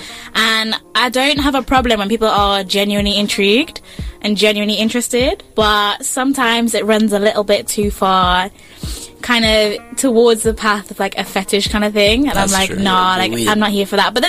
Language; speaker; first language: English; native; English